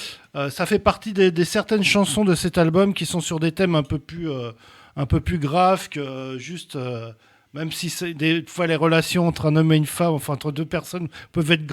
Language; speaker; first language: French; native; French